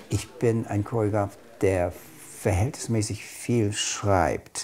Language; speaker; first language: German; non-native, fluent; English